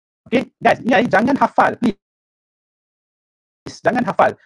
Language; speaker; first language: English; non-native, local second language; Malay